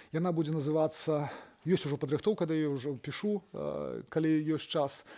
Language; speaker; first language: Belarusian; native; Belarusian